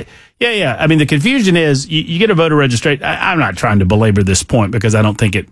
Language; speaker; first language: English; native; English